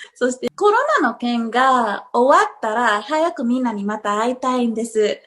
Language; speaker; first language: Japanese; non-native, fluent; English